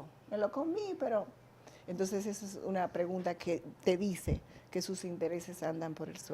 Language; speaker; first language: Spanish; native; Spanish